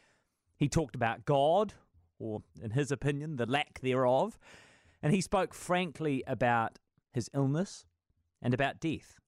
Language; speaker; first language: English; native; English